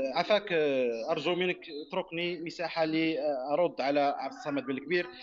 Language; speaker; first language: Arabic; non-native, local second language; Berber languages